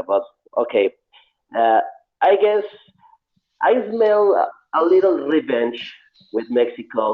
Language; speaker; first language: English; non-native, learner; Spanish